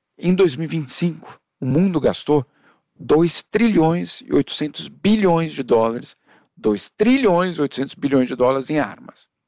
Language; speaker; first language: Portuguese; early bilingual, other home language; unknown